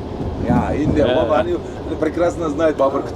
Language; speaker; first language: Russian; non-native, local second language; Uzbek